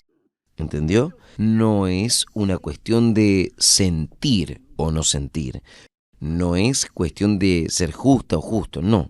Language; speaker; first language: Spanish; non-native, fluent; Portuguese